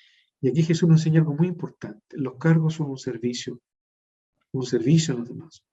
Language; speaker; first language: Spanish; native; Spanish